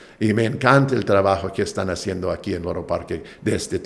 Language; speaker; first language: Spanish; non-native, fluent; English